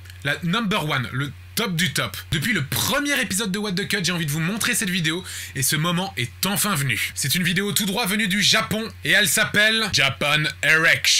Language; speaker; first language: French; native; French